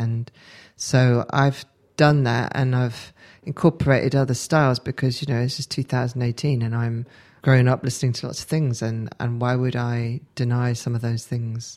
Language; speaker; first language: English; native; English